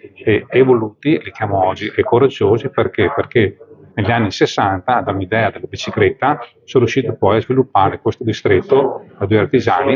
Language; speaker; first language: Italian; native; Italian